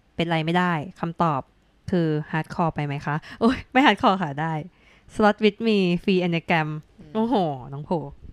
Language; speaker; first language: Thai; native; Thai